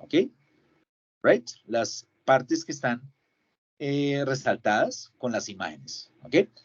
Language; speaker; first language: Spanish; native; Spanish